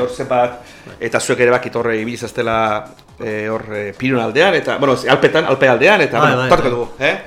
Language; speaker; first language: Basque; native; Basque